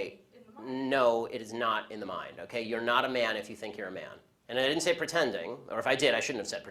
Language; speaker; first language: English; native; English